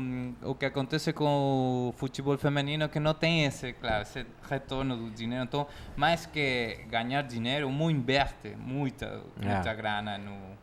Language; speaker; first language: Portuguese; non-native, fluent; Spanish